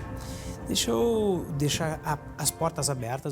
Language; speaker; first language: Portuguese; native; Portuguese